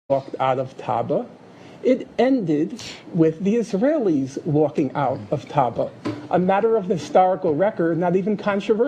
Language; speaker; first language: English; native; English